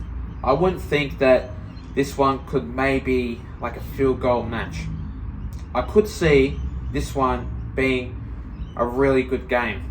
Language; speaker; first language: English; native; English